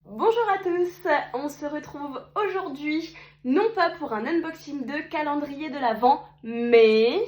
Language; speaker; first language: French; native; French